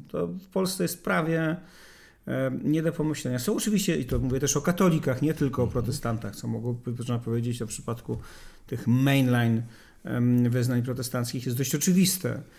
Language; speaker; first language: Polish; native; Polish